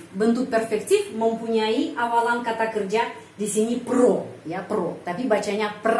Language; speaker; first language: Indonesian; non-native, fluent; Russian